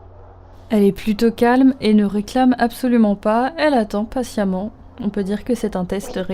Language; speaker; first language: French; native; French